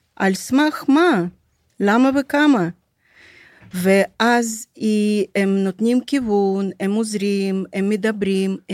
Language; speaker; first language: Hebrew; non-native, fluent; Russian